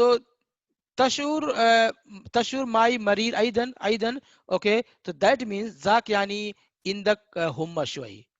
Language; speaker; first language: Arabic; non-native, fluent; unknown